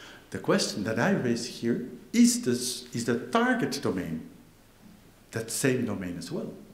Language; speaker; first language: English; non-native, fluent; Dutch